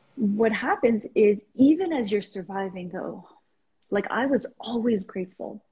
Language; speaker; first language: English; non-native, fluent; Persian